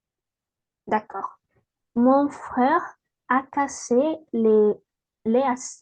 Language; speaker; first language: French; non-native, learner; Spanish